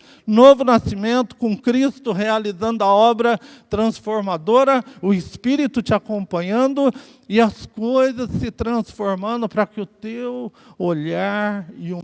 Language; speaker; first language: Portuguese; native; Portuguese